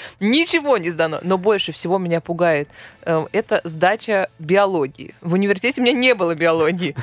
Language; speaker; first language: Russian; native; Russian